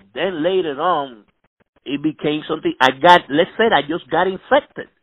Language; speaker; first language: English; non-native, fluent; Spanish